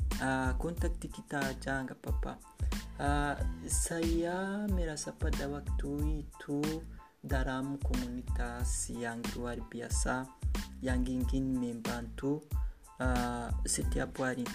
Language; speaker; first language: Indonesian; non-native, learner; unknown